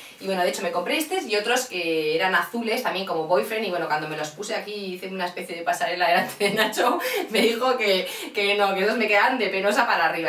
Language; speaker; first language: Spanish; native; Spanish